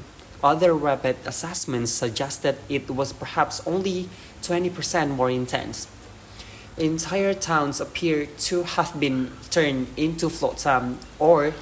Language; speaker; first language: English; non-native, learner; Indonesian